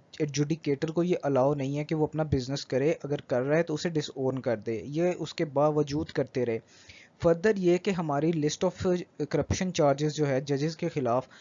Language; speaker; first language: Urdu; native; Urdu